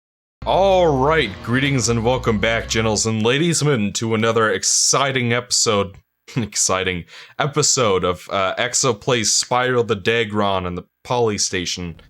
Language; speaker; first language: English; native; English